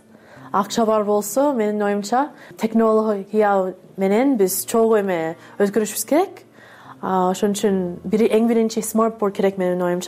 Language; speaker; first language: Kyrgyz; non-native, learner; English